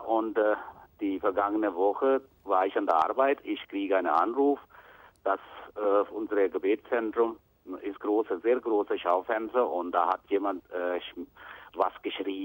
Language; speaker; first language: German; non-native, fluent; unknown